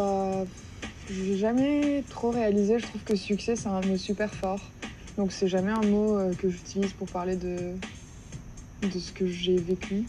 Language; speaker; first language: French; native; French